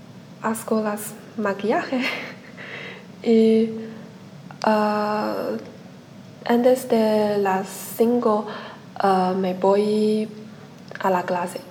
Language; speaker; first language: Spanish; non-native, learner; Chinese